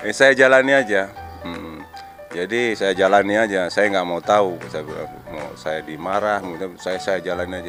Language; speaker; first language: Indonesian; non-native, local second language; Minangkabau